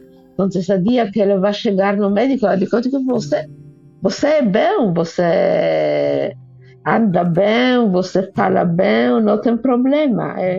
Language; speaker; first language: Portuguese; non-native, fluent; French